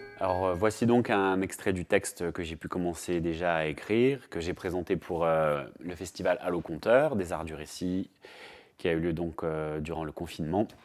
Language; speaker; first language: French; native; French